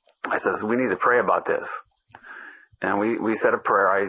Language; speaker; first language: English; native; English